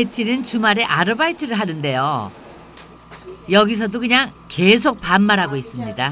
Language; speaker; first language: Korean; native; Korean